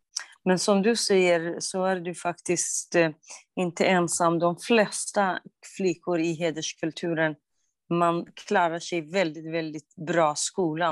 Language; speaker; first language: Swedish; non-native, fluent; Kurdish